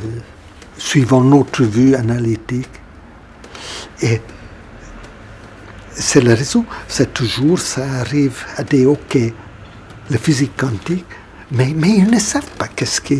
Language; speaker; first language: French; non-native, fluent; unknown